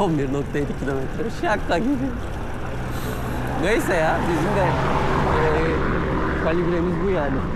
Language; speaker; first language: Turkish; native; Turkish